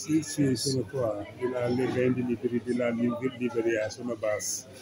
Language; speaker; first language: Italian; non-native, learner; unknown